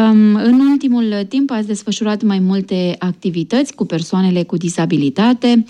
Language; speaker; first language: Romanian; native; Romanian